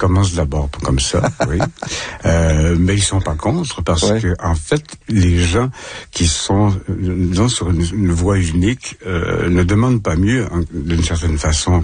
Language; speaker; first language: French; native; French